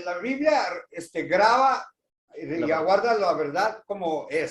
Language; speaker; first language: Spanish; native; Spanish